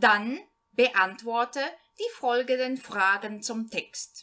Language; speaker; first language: German; non-native, fluent; Portuguese